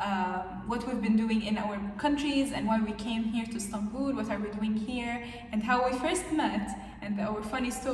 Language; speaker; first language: English; non-native, fluent; Arabic